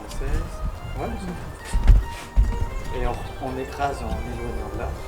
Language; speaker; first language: French; native; French